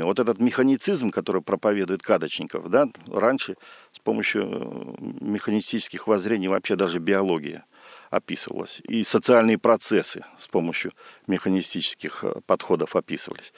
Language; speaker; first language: Russian; native; Russian